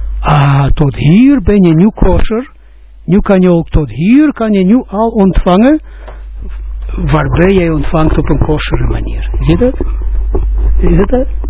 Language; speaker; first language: Dutch; non-native, fluent; Russian